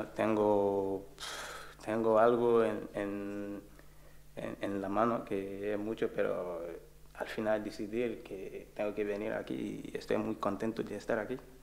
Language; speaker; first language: Spanish; non-native, learner; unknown